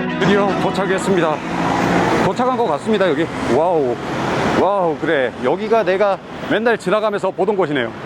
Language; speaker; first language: Korean; native; Korean